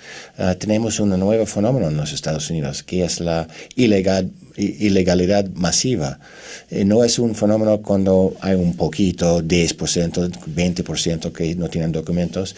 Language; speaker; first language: Spanish; non-native, fluent; English